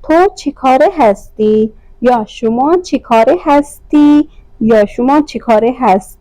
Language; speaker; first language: Persian; non-native, fluent; Urdu